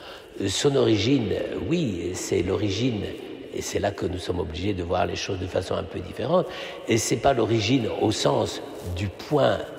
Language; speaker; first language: French; native; French